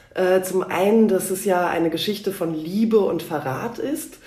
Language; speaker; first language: German; native; German